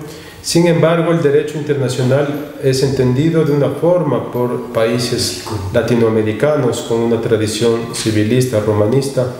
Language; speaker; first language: Spanish; native; Spanish